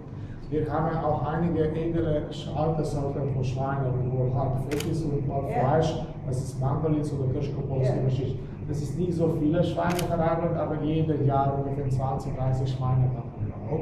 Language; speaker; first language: German; non-native, fluent; Slovenian